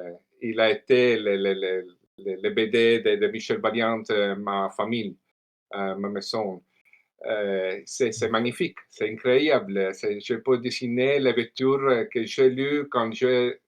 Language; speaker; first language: French; non-native, learner; Italian